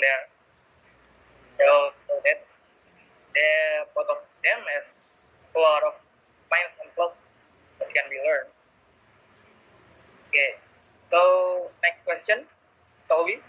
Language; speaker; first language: English; non-native, learner; Indonesian